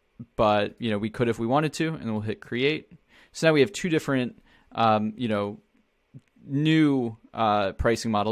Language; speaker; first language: English; native; English